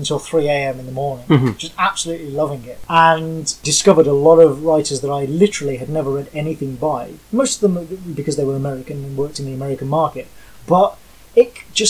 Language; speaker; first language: English; native; English